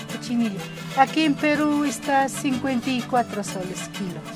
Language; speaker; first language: Spanish; non-native, local second language; Quechua